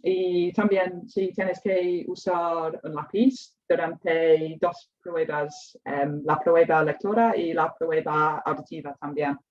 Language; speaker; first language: Spanish; non-native, fluent; English